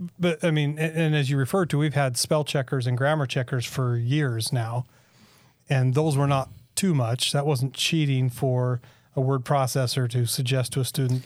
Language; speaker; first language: English; native; English